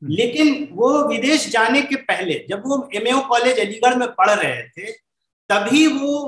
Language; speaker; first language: Hindi; native; Hindi